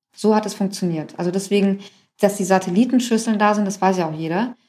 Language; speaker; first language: German; native; German